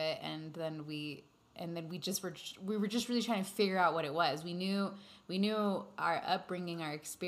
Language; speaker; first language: English; native; English